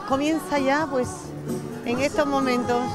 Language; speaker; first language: Spanish; native; Spanish